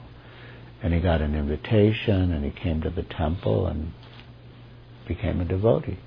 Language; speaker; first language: English; native; English